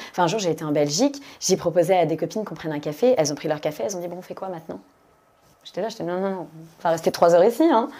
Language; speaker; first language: French; native; French